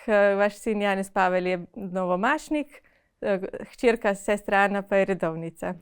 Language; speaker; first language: Slovenian; native; Slovenian